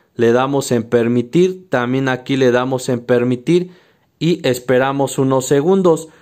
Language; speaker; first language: Spanish; native; Spanish